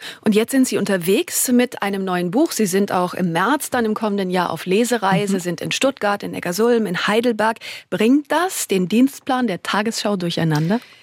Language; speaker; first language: German; native; German